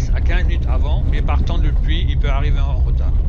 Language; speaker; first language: French; native; French